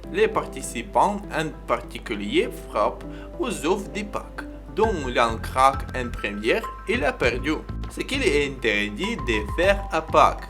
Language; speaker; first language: French; non-native, learner; Ukrainian